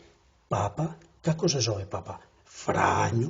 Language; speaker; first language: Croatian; non-native, fluent; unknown